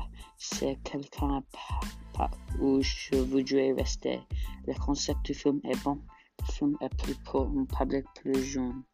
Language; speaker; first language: French; non-native, learner; English